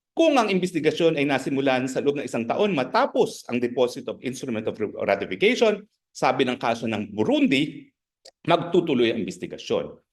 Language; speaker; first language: Filipino; native; Filipino